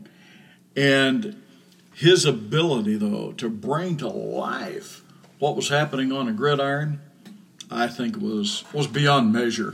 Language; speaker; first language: English; native; English